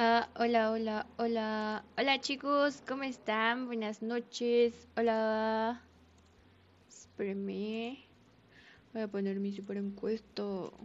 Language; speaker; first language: Spanish; native; Spanish